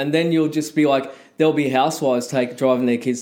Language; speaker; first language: English; native; English